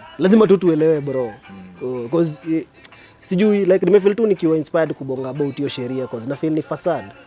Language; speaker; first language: Swahili; native; Swahili